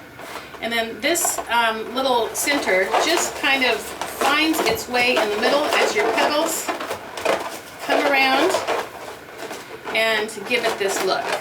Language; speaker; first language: English; native; English